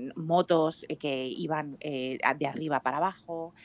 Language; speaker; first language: Spanish; native; Spanish